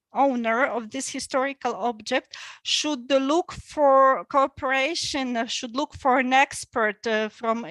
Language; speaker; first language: English; non-native, fluent; Ukrainian